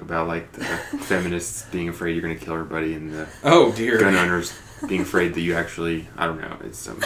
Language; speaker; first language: English; native; English